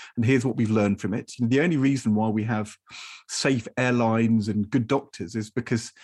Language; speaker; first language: English; native; English